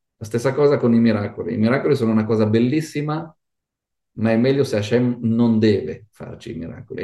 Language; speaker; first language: Italian; non-native, fluent; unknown